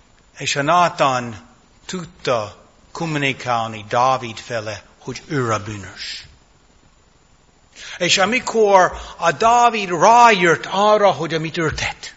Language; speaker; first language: Hungarian; non-native, fluent; English